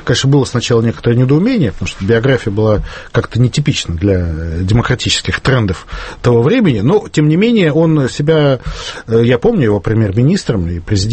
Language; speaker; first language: Russian; native; Russian